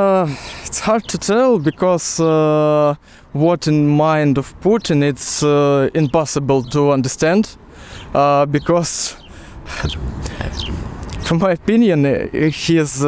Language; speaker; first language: English; non-native, learner; Ukrainian